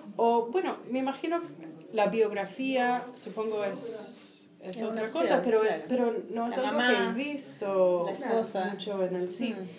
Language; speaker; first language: Spanish; non-native, fluent; English